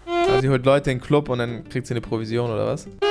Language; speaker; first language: German; native; German